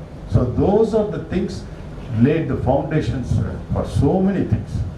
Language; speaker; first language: English; non-native, local second language; Telugu